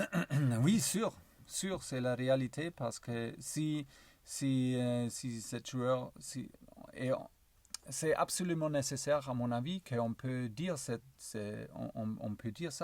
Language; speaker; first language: French; non-native, learner; German